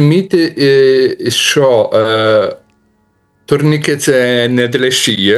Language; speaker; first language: Ukrainian; non-native, learner; Lithuanian